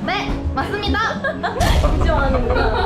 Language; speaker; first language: Korean; non-native, fluent; Japanese